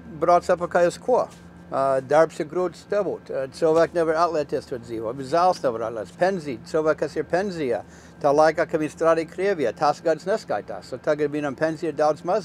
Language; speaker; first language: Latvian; early bilingual, heritage; English